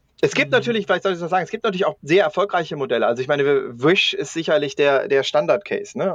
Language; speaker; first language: German; native; German